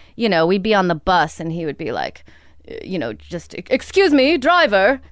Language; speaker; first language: English; native; English